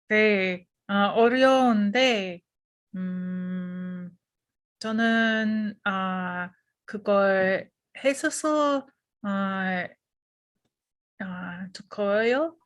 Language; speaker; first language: Korean; non-native, learner; English